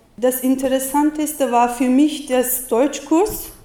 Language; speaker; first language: German; non-native, learner; Turkish